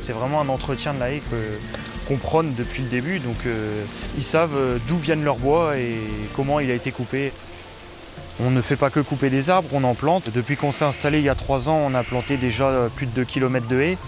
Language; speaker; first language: French; native; French